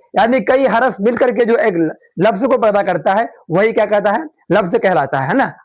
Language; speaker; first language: Urdu; native; Urdu